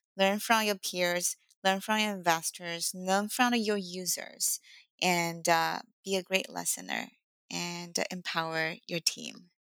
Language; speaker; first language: English; non-native, fluent; Chinese